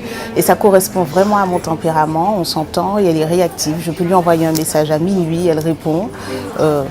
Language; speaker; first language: French; native; French